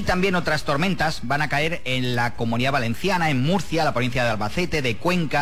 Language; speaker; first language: Spanish; native; Spanish